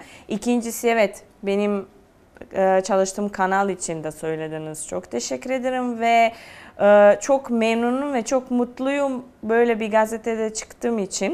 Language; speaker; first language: Turkish; non-native, fluent; Serbian